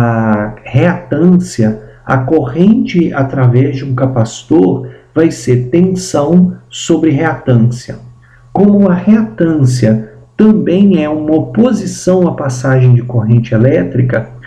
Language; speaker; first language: Portuguese; native; Portuguese